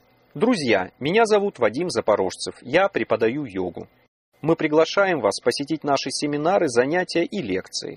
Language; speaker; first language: Russian; native; Russian